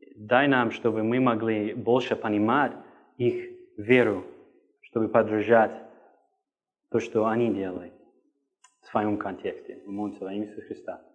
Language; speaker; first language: Russian; non-native, fluent; English